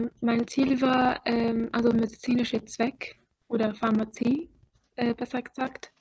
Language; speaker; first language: German; non-native, fluent; Arabic